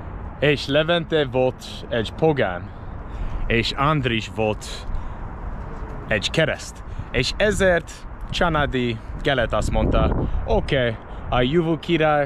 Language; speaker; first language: Hungarian; non-native, learner; English